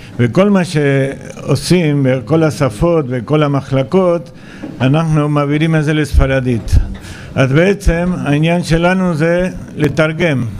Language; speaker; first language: Hebrew; non-native, fluent; Spanish